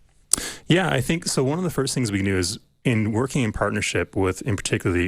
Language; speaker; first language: English; native; English